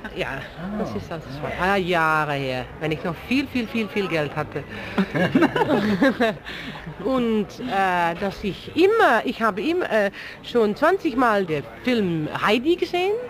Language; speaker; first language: German; non-native, learner; Dutch